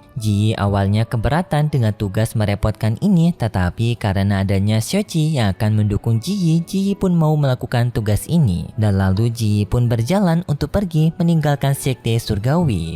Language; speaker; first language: Indonesian; native; Indonesian